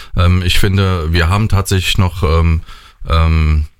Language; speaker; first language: German; native; German